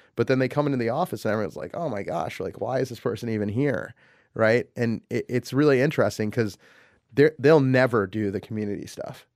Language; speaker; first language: English; native; English